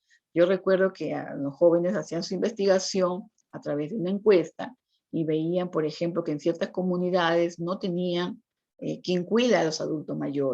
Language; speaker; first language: Spanish; native; Spanish